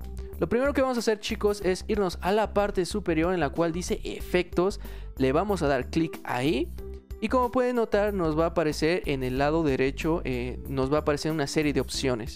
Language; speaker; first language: Spanish; native; Spanish